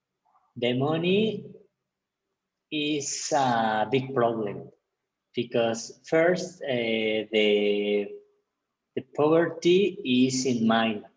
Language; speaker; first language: English; non-native, learner; Spanish